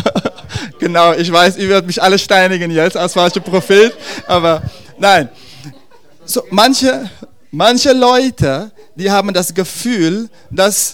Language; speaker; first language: German; non-native, fluent; Dutch